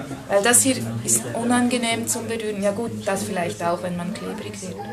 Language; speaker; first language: German; non-native, fluent; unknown